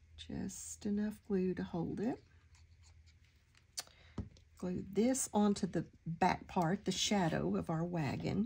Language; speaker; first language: English; native; English